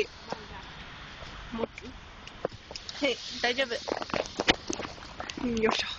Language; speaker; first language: Japanese; non-native, learner; English